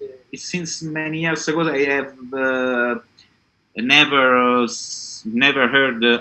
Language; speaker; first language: English; non-native, learner; Italian